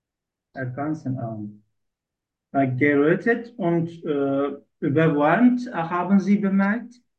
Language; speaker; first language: German; non-native, learner; Turkish